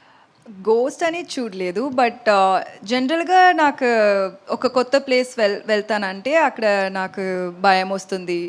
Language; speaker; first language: Telugu; non-native, learner; Tamil